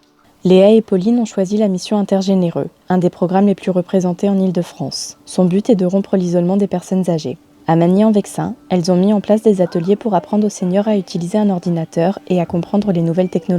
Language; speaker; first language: French; native; French